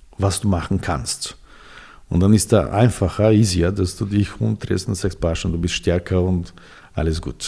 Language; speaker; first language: German; non-native, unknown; Serbian